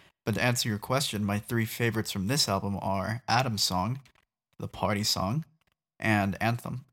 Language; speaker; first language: English; native; English